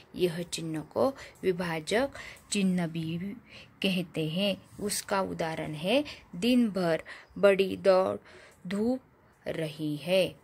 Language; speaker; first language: Hindi; non-native, local second language; Marathi